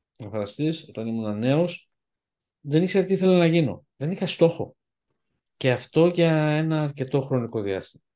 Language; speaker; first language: Greek; early bilingual, heritage; Greek